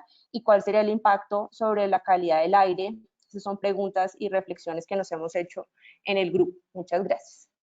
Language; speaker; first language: Spanish; native; Spanish